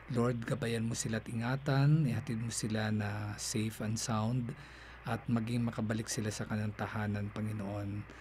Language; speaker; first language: Filipino; non-native, local second language; Cebuano